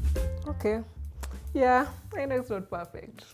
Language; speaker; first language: English; non-native, local second language; Swahili